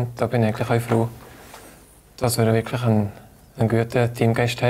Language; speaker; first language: German; native; German